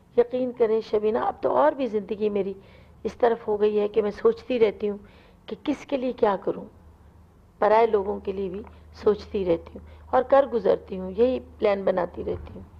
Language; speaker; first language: Urdu; non-native, local second language; Punjabi